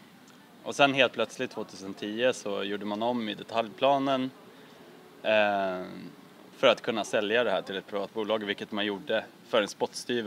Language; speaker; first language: Swedish; native; Swedish